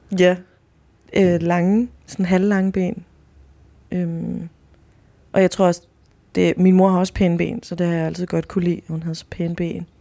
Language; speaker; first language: Danish; early bilingual, other home language; Spanish